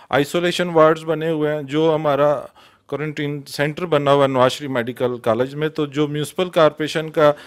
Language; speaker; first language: Urdu; non-native, local second language; Punjabi